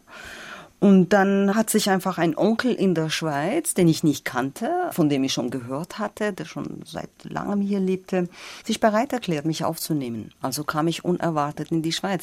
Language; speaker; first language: German; non-native, fluent; Persian